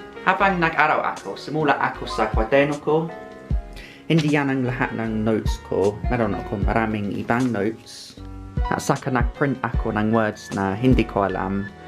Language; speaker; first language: Filipino; non-native, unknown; English